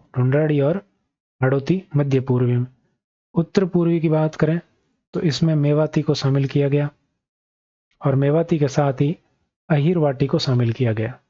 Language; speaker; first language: Hindi; native; Hindi